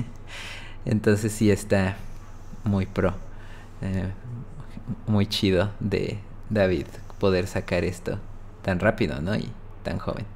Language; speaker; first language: Spanish; native; Spanish